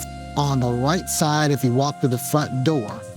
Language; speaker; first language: English; native; English